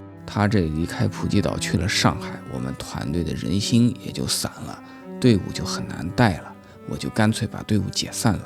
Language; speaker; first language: Chinese; native; Chinese